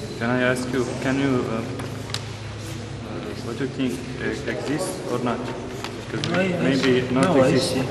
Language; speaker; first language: English; non-native, learner; Bosnian